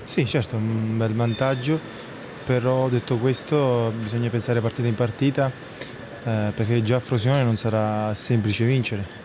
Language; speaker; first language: Italian; native; Italian